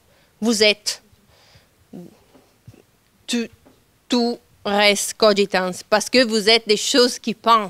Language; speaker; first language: French; non-native, fluent; Italian